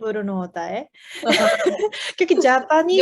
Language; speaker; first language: Hindi; non-native, fluent; Japanese